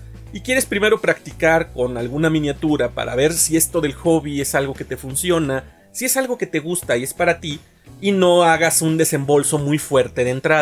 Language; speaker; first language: Spanish; native; Spanish